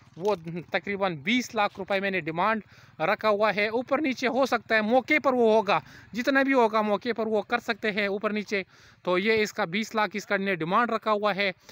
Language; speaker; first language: Urdu; non-native, local second language; Pashto